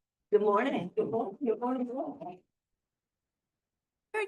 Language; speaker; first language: English; native; English